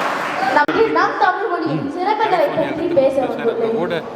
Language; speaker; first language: Tamil; early bilingual, heritage; Tamil